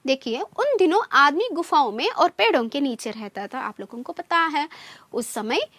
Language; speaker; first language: Hindi; non-native, local second language; Kannada